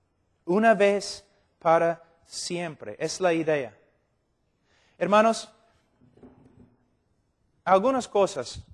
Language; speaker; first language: Spanish; non-native, fluent; English